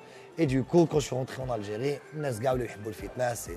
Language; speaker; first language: French; non-native, local second language; Arabic